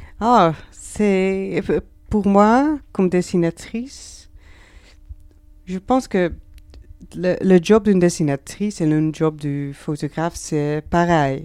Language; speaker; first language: French; non-native, learner; Dutch